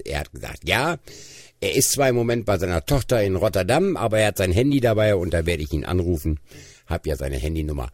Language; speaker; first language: German; native; German